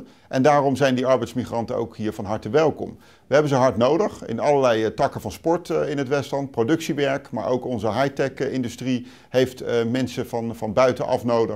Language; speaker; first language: Dutch; native; Dutch